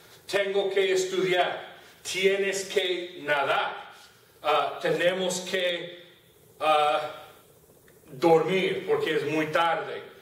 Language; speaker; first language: Spanish; non-native, fluent; English